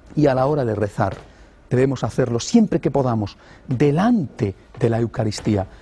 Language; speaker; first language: Spanish; native; Spanish